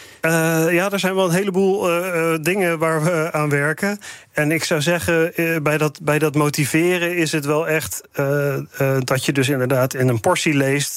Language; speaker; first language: Dutch; native; Dutch